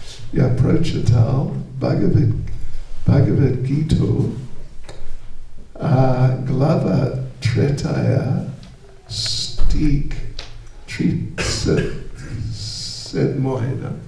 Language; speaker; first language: Russian; non-native, learner; English